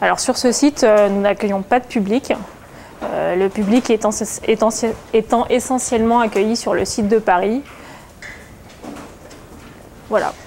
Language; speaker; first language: French; native; French